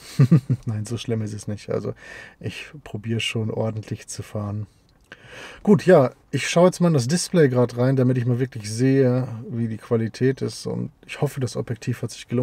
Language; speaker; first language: German; native; German